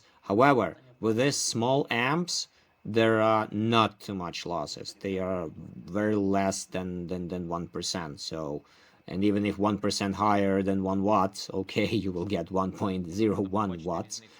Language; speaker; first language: English; non-native, fluent; Ukrainian